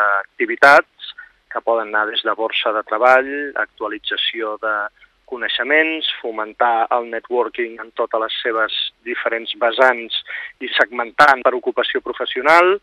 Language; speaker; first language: Catalan; native; Catalan